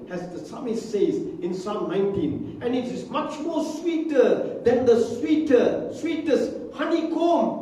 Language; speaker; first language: English; non-native, local second language; Tamil